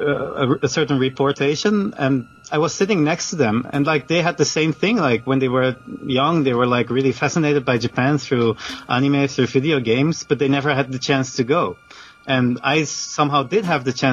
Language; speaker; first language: English; non-native, fluent; Dutch